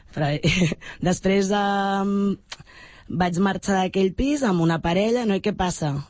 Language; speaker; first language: Catalan; native; Catalan